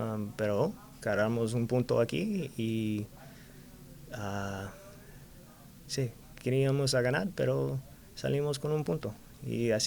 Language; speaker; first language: Spanish; early bilingual, heritage; Spanish